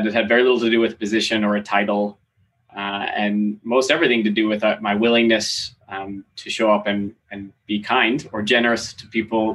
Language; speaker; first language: English; native; English